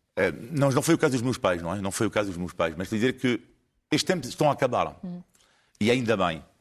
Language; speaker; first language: Portuguese; non-native, fluent; French